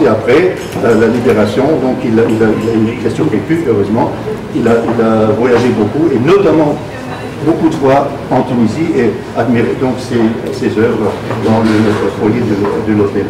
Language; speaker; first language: French; non-native, fluent; German